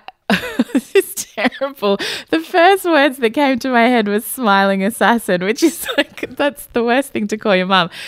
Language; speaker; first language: English; early bilingual, other home language; Hindi